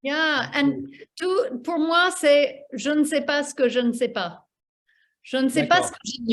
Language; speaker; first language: French; non-native, fluent; English